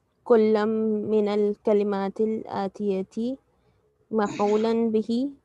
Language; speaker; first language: Arabic; non-native, learner; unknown